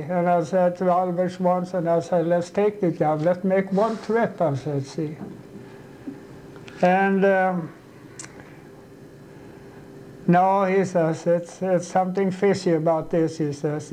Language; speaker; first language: English; non-native, fluent; Swedish